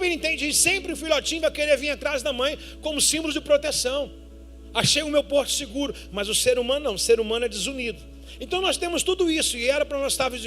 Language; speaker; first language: Portuguese; native; Portuguese